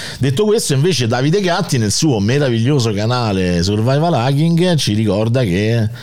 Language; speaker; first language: Italian; native; Italian